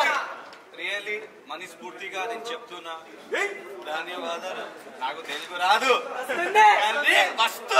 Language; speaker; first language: Telugu; non-native, local second language; Hindi